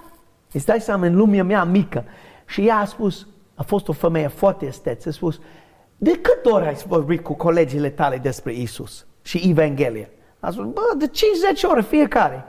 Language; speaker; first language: Romanian; non-native, learner; English